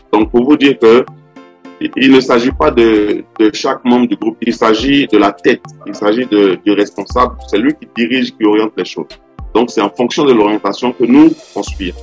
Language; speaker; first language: French; non-native, local second language; Yoruba